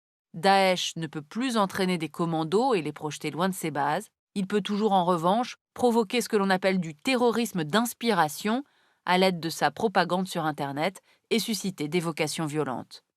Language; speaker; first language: French; native; French